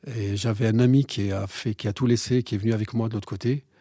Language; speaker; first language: French; non-native, local second language; Arabic